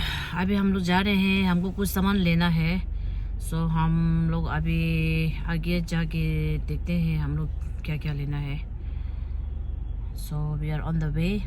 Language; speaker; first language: Hindi; non-native, local second language; Tibetan